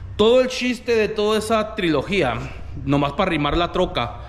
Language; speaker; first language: Spanish; early bilingual, other home language; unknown